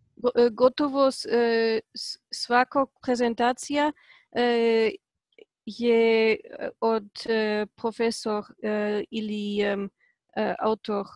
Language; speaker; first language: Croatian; non-native, learner; Polish